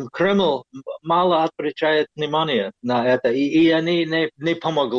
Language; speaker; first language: Russian; non-native, fluent; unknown